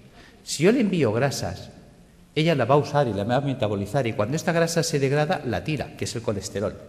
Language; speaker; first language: Spanish; native; Spanish